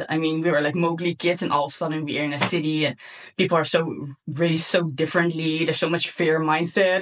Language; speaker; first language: English; non-native, fluent; Dutch